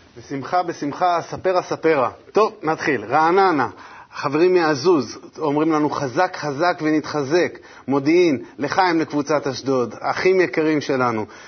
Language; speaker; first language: Hebrew; native; Hebrew